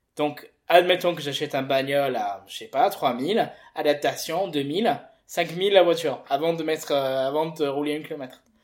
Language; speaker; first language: French; early bilingual, heritage; French